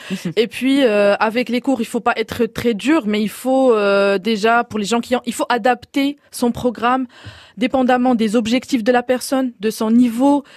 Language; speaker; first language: French; non-native, local second language; Arabic